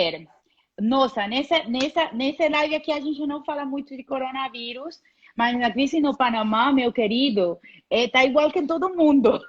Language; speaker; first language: Portuguese; non-native, fluent; Spanish